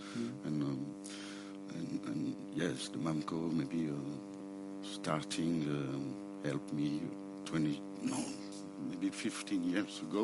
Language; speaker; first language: English; non-native, learner; French